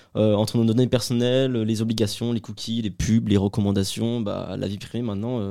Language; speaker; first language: French; native; French